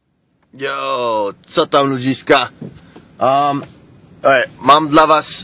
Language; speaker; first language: Polish; early bilingual, heritage; Polish